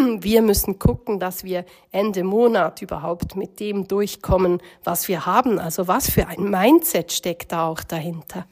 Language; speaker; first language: German; native; German